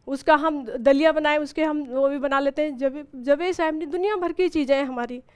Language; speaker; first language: Hindi; native; Hindi